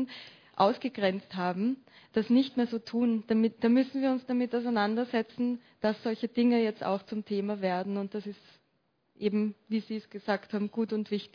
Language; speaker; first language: German; native; German